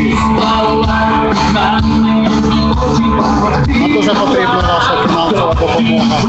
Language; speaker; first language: Ukrainian; native; Ukrainian